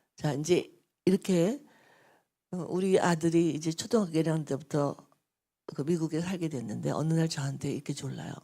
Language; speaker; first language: Korean; native; Korean